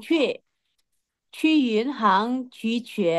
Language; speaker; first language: Chinese; non-native, learner; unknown